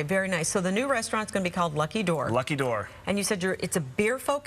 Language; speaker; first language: English; native; English